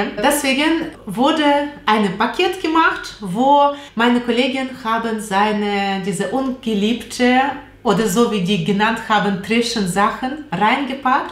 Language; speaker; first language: German; non-native, learner; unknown